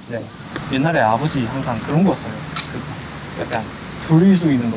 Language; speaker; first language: Korean; non-native, fluent; Chinese